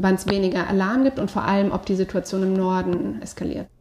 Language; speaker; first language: German; native; German